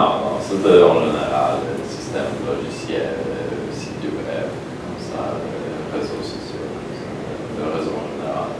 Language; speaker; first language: French; non-native, learner; Polish